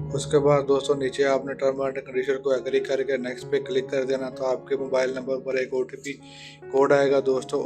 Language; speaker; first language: Urdu; non-native, local second language; Punjabi